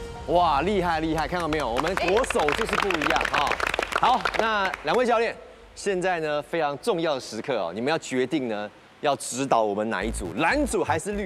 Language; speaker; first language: Chinese; native; Chinese